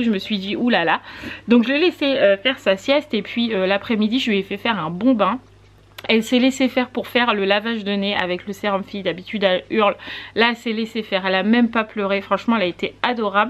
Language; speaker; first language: French; native; French